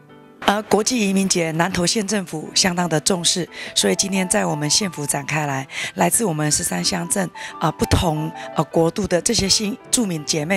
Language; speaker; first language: Chinese; native; Chinese